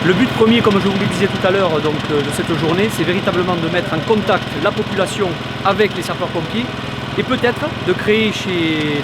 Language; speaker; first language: French; native; French